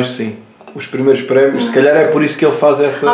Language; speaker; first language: Portuguese; native; Portuguese